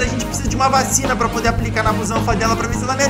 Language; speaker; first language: Portuguese; native; Portuguese